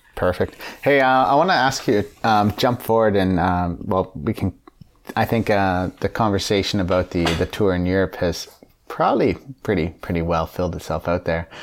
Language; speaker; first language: English; native; English